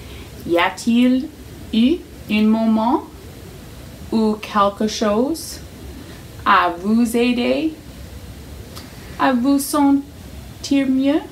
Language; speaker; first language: French; non-native, fluent; English